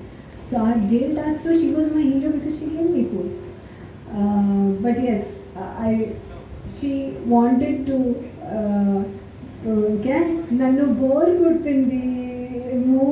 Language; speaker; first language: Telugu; non-native, learner; Hindi